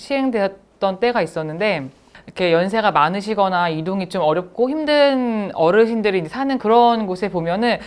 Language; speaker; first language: Korean; native; Korean